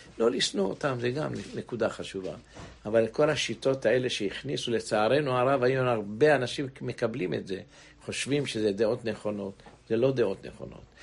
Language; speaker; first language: Hebrew; native; Hebrew